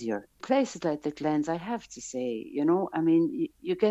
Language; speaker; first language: English; native; English